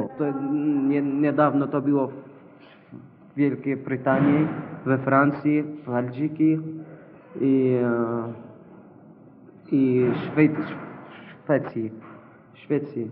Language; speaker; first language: Polish; non-native, learner; Arabic